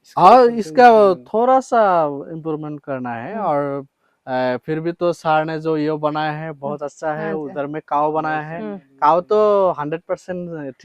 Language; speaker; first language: Hindi; non-native, local second language; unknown